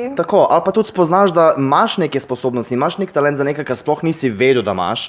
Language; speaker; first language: Slovenian; non-native, fluent; Serbian